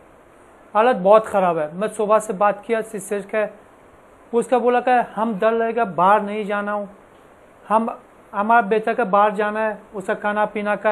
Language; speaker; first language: Hindi; non-native, learner; Persian